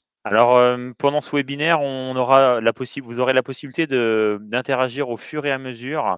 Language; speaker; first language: French; native; French